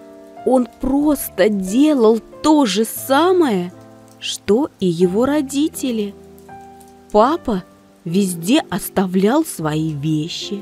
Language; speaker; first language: Russian; native; Russian